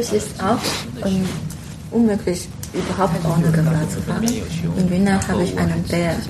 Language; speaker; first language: German; non-native, fluent; Chinese